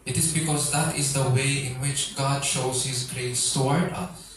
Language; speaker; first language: English; non-native, local second language; Filipino